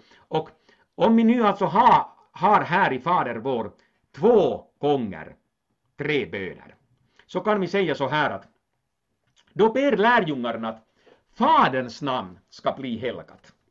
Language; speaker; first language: Swedish; non-native, local second language; Finnish